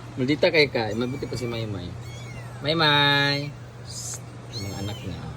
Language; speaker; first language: Filipino; non-native, local second language; Cebuano